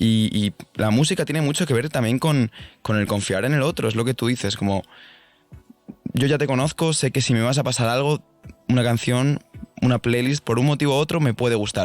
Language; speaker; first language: Spanish; native; Spanish